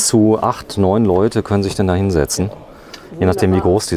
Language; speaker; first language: German; native; German